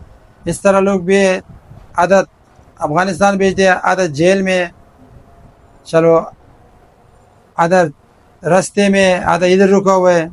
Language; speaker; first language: Hindi; non-native, fluent; Pashto